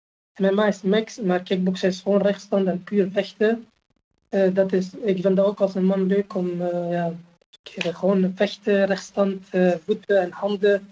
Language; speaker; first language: Dutch; non-native, fluent; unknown